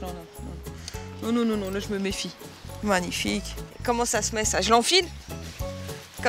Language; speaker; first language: French; native; French